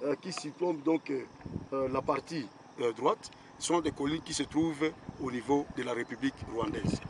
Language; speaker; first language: French; non-native, local second language; Swahili